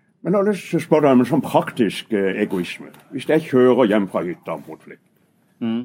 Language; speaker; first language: Norwegian; native; Norwegian